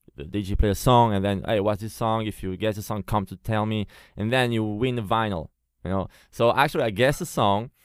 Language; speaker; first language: English; non-native, fluent; Portuguese